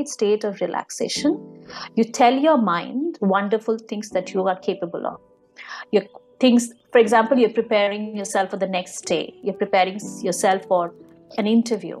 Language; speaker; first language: English; non-native, local second language; Bangla